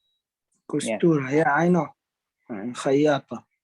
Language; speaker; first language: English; non-native, learner; Arabic